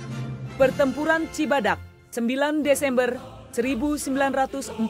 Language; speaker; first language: Indonesian; native; Indonesian